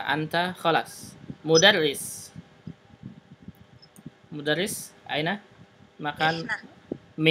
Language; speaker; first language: Arabic; non-native, fluent; Indonesian